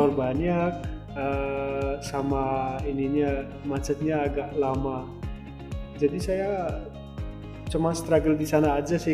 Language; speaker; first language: Indonesian; non-native, fluent; Turkmen